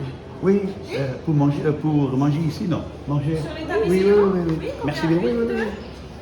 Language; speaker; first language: French; non-native, learner; English